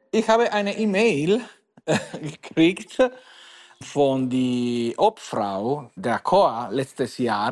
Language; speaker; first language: German; non-native, learner; Italian